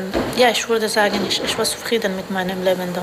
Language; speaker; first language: German; non-native, learner; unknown